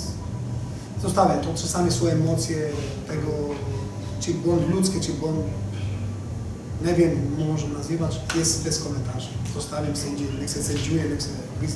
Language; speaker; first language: Polish; non-native, learner; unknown